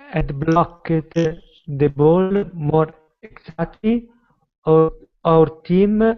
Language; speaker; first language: English; non-native, learner; Italian